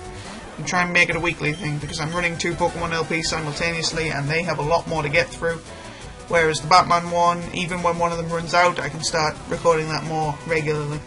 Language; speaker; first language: English; native; English